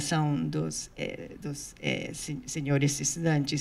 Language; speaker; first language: Portuguese; non-native, fluent; Japanese